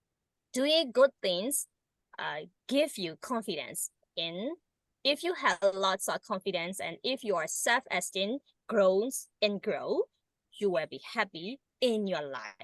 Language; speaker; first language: English; non-native, learner; Burmese